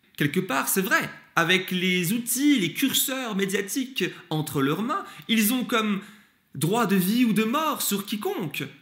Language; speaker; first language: French; early bilingual, other home language; Turkish